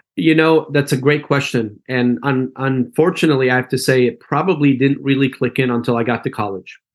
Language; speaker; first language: English; early bilingual, other home language; Arabic